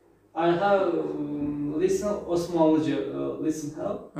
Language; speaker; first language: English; non-native, learner; Turkmen